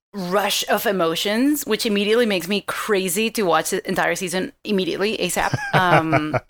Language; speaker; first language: English; non-native, fluent; Spanish